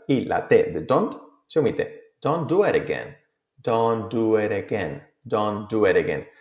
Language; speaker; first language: English; non-native, fluent; Spanish